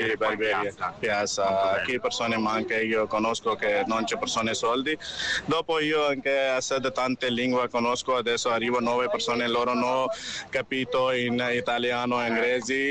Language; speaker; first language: Italian; non-native, learner; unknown